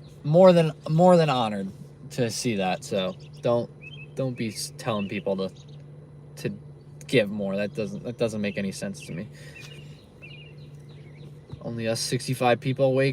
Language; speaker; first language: English; native; English